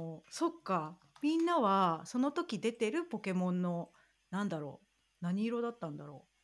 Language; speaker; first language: Japanese; native; Japanese